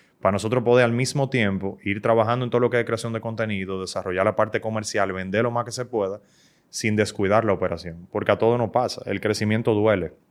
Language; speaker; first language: Spanish; native; Spanish